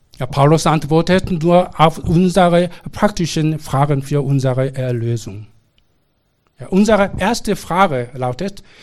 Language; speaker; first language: German; non-native, learner; Korean